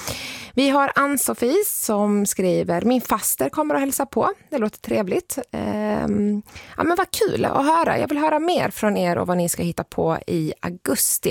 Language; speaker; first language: Swedish; native; Swedish